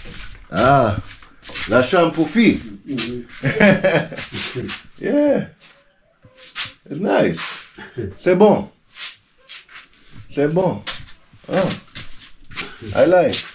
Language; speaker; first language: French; non-native, learner; English